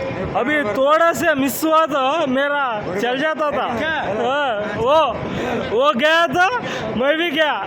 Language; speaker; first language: Hindi; non-native, local second language; Kannada